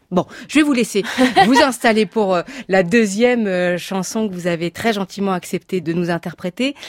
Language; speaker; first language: French; native; French